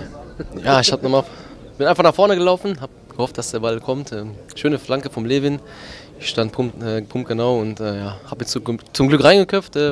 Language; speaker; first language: German; native; German